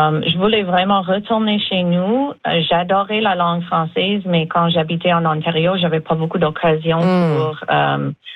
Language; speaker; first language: French; native; French